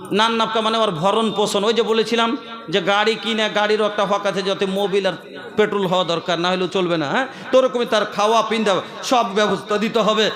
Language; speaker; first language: Bangla; non-native, local second language; Bhojpuri